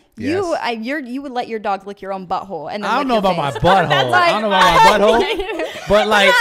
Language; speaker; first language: English; native; English